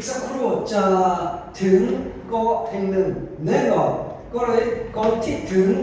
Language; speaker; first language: Thai; non-native, fluent; Korean